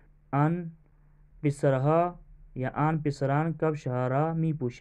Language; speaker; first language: Persian; non-native, fluent; Urdu